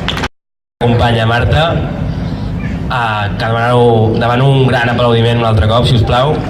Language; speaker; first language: Catalan; early bilingual, other home language; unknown